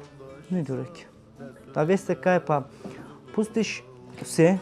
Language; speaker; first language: Slovenian; non-native, learner; Turkish